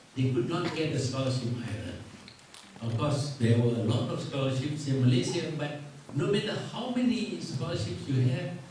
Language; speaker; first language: English; non-native, local second language; Malay